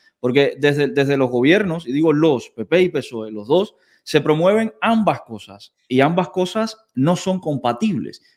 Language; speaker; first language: Spanish; native; Spanish